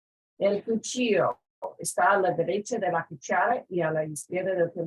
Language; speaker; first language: Spanish; non-native, fluent; English